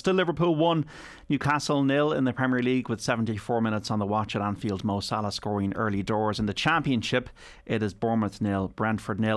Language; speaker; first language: English; native; English